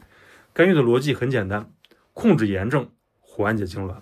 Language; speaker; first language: Chinese; native; Chinese